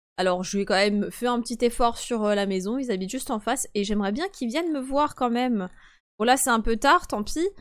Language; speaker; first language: French; early bilingual, other home language; Polish